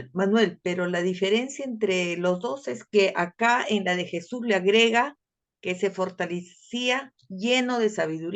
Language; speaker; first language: Spanish; native; Spanish